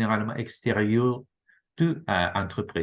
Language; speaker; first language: French; non-native, fluent; Japanese